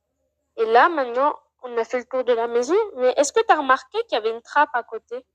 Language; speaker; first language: French; native; French